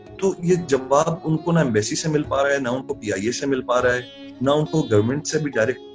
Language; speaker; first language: Urdu; native; Urdu